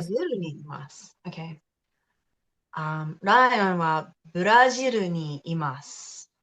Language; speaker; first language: Japanese; non-native, fluent; English